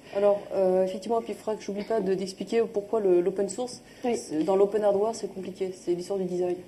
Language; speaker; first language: French; native; French